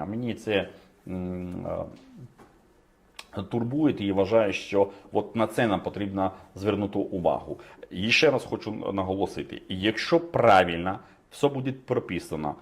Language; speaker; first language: Ukrainian; non-native, fluent; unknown